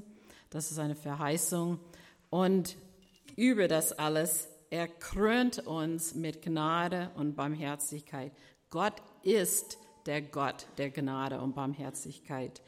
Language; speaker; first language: German; non-native, fluent; English